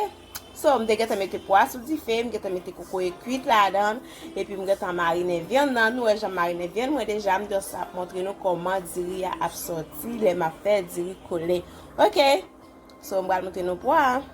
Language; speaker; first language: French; non-native, learner; Haitian Creole